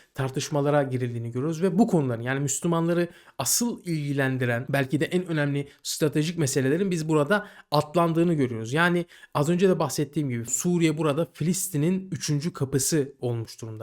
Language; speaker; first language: Turkish; native; Turkish